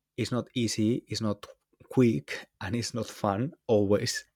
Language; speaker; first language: English; non-native, fluent; Spanish